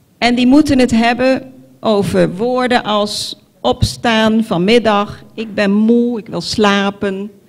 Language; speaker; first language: Dutch; non-native, local second language; Papiamento